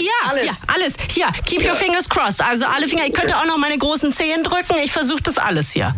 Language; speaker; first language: German; native; German